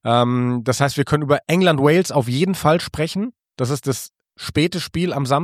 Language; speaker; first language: German; native; German